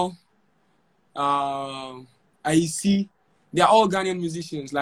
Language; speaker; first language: English; non-native, local second language; Akan